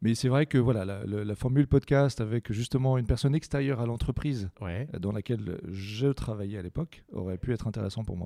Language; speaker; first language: French; native; French